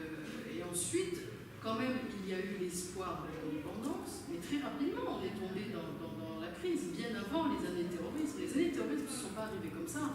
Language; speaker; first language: French; non-native, local second language; Kabyle